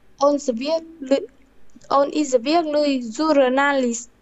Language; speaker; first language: Russian; non-native, learner; Vietnamese